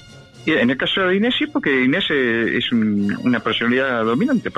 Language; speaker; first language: Spanish; native; Spanish